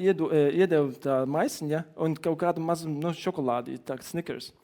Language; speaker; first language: Latvian; non-native, learner; German